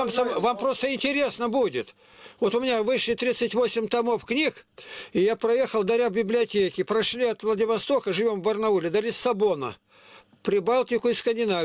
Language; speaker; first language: Russian; native; Russian